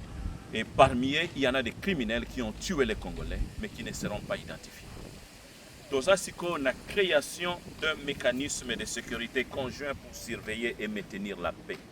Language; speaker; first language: French; non-native, local second language; Lingala